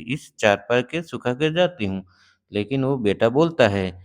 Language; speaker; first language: Hindi; non-native, local second language; Gujarati